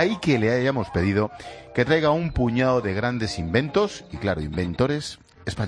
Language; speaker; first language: Spanish; native; Spanish